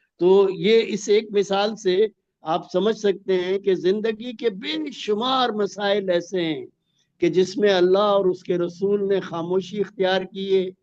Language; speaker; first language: Urdu; non-native, local second language; Punjabi